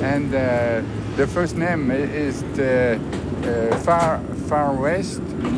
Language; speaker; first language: English; non-native, learner; French